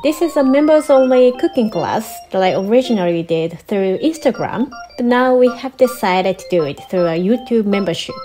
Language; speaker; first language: English; non-native, fluent; Japanese